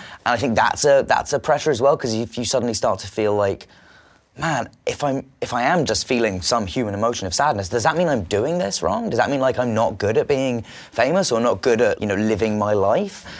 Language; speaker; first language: English; native; English